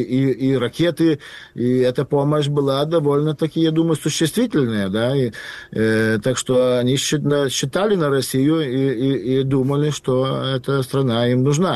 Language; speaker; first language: Russian; non-native, fluent; Lithuanian